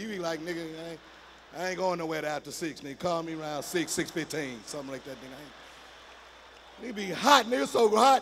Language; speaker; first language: English; native; English